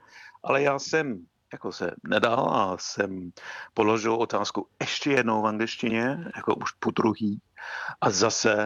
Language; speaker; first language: Czech; non-native, fluent; English